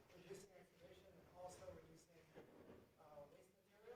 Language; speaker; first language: English; native; English